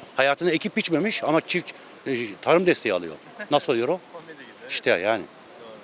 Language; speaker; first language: Turkish; native; Turkish